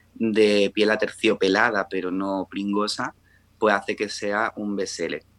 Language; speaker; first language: Spanish; native; Spanish